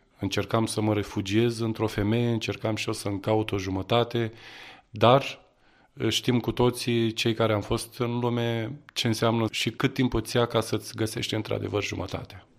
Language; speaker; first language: Romanian; native; Romanian